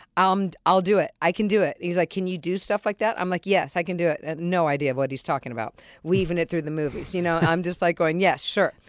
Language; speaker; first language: English; native; English